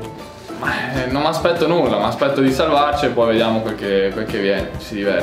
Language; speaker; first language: Italian; early bilingual, other home language; Albanian